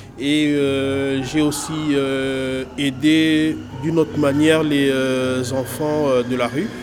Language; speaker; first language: French; non-native, local second language; Lingala